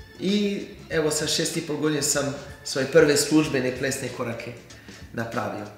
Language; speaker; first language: Croatian; non-native, fluent; French